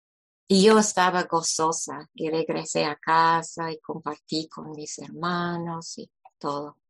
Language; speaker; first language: Spanish; non-native, fluent; English